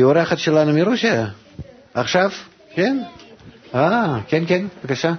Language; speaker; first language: Hebrew; non-native, fluent; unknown